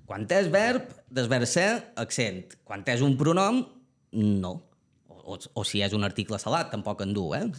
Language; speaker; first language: Catalan; native; Catalan